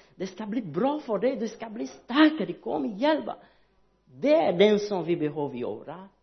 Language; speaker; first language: Swedish; non-native, learner; Portuguese